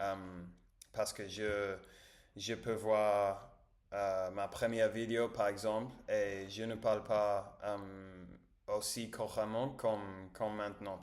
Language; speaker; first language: French; non-native, learner; Spanish